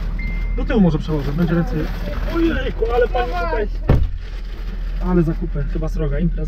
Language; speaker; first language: Polish; native; Polish